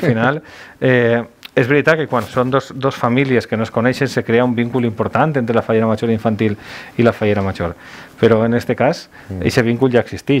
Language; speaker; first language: Catalan; native; Catalan